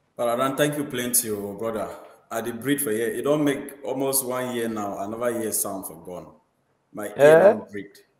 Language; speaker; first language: Nigerian Pidgin; native; Nigerian Pidgin